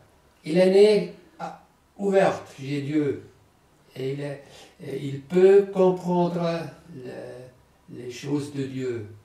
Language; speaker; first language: French; non-native, learner; German